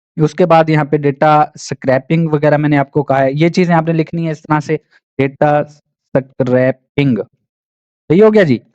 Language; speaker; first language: Urdu; non-native, local second language; Punjabi